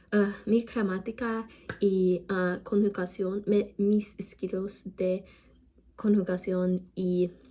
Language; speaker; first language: Spanish; non-native, learner; English